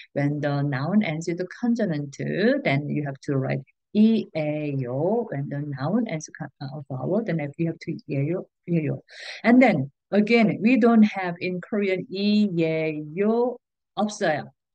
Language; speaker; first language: English; non-native, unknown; Korean